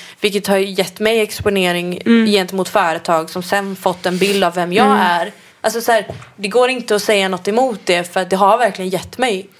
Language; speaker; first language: Swedish; native; Swedish